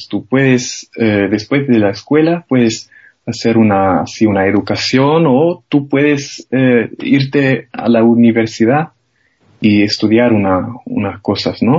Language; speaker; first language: Spanish; non-native, fluent; German